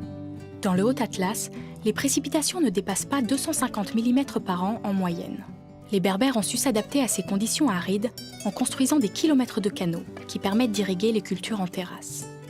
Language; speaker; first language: French; native; French